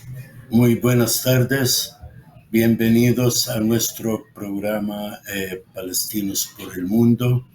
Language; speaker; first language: Spanish; non-native, fluent; Arabic